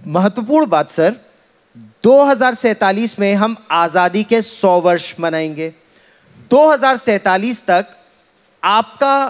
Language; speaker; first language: Hindi; native; Hindi